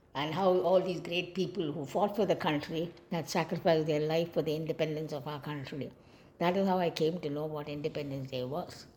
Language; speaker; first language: English; non-native, local second language; Malayalam